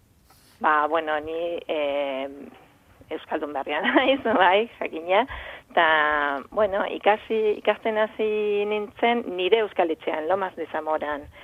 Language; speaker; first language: Basque; non-native, fluent; Spanish